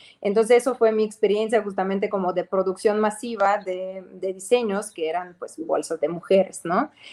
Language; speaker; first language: Spanish; non-native, fluent; Ukrainian